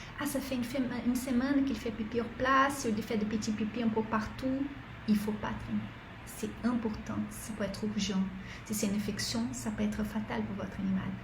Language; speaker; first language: French; non-native, fluent; Portuguese